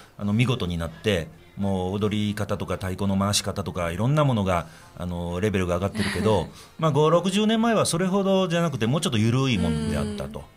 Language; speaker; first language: Japanese; native; Japanese